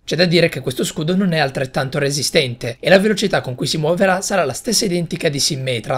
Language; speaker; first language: Italian; native; Italian